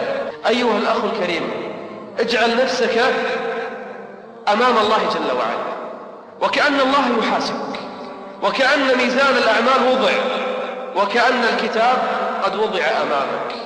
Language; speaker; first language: Arabic; native; Arabic